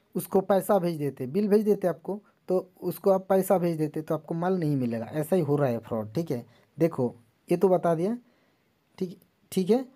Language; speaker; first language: Hindi; non-native, local second language; Bangla